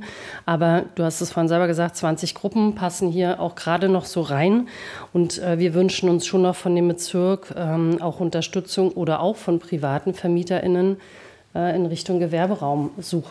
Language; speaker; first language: German; native; German